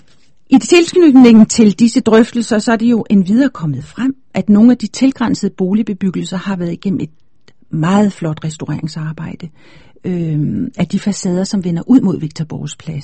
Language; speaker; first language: Danish; native; Danish